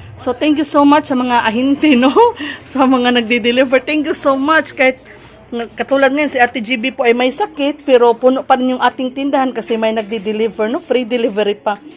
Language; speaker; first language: Filipino; non-native, local second language; Cebuano